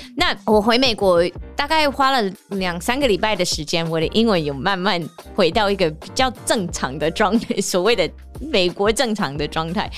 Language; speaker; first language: Chinese; non-native, fluent; English